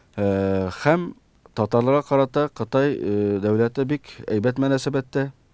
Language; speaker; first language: Tatar; early bilingual, heritage; Tatar